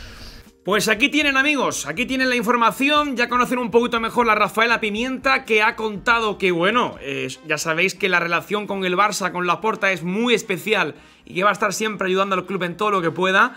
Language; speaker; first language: Spanish; native; Spanish